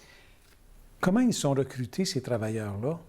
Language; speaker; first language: French; native; French